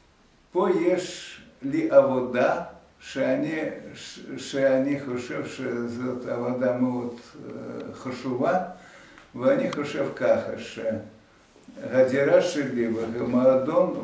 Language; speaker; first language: Hebrew; non-native, fluent; Russian